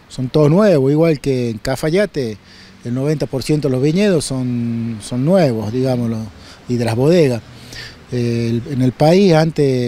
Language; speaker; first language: Spanish; native; Spanish